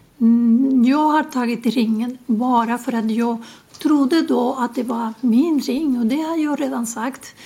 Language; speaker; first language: Swedish; non-native, fluent; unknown